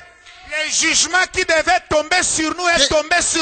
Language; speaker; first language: French; non-native, local second language; Lingala